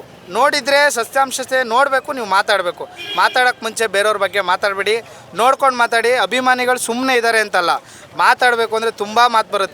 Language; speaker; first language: Kannada; native; Kannada